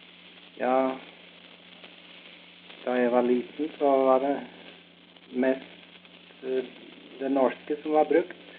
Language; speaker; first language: Norwegian; early bilingual, heritage; Norwegian